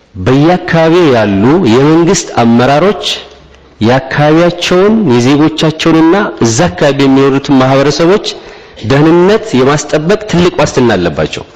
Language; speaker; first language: Amharic; native; Amharic